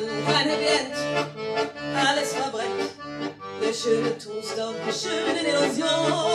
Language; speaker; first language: German; native; German